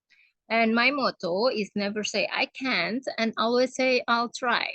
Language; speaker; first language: English; non-native, fluent; Indonesian